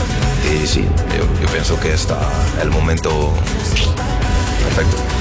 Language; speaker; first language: Spanish; non-native, learner; French